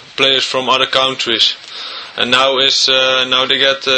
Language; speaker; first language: English; non-native, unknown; Dutch